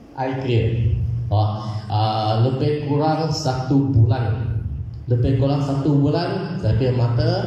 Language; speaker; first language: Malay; non-native, local second language; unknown